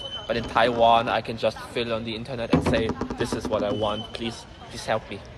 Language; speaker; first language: English; non-native, fluent; German